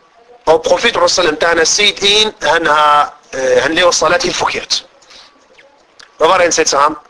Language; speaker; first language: Danish; non-native, fluent; Arabic